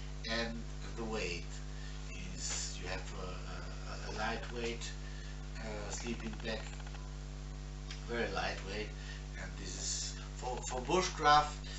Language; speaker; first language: English; non-native, learner; Spanish